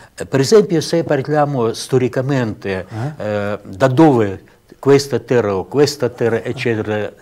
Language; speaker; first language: Italian; non-native, learner; Russian